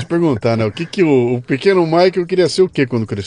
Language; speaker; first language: Portuguese; native; Portuguese